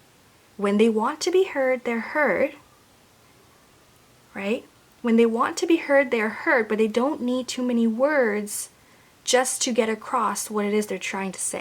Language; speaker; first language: English; native; English